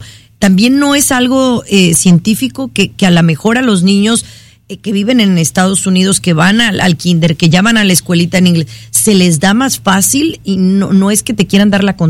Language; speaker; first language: Spanish; native; Spanish